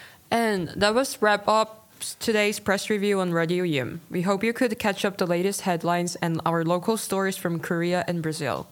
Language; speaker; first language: English; non-native, fluent; Korean